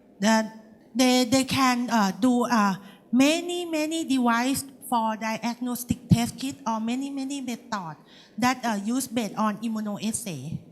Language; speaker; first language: English; non-native, learner; Thai